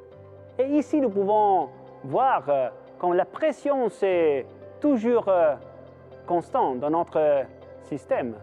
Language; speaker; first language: French; non-native, fluent; Italian